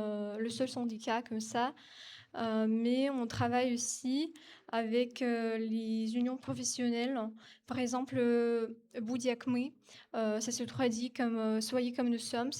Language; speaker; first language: French; non-native, fluent; Ukrainian